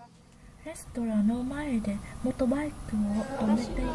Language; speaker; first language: Japanese; non-native, learner; Vietnamese